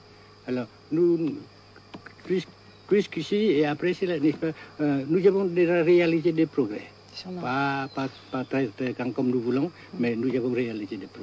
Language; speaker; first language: French; non-native, local second language; Vietnamese